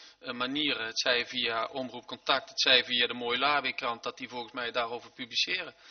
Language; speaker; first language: Dutch; native; Dutch